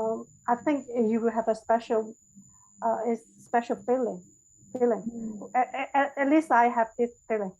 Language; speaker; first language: English; non-native, learner; Chinese